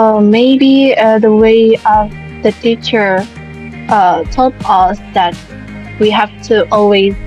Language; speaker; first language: English; non-native, learner; Indonesian